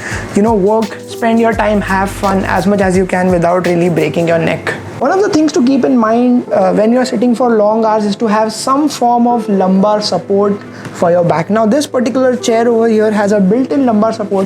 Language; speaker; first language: English; non-native, local second language; Hindi